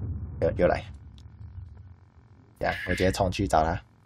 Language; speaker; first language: Chinese; native; Chinese